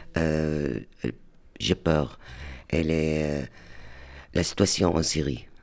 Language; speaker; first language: French; non-native, learner; Arabic